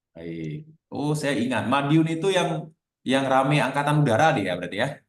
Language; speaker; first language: Indonesian; native; Indonesian